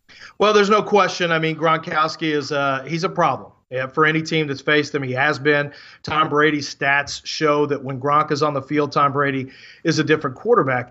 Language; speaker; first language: English; native; English